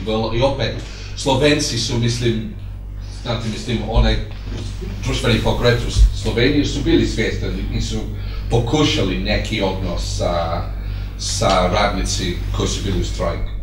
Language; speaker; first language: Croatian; non-native, fluent; English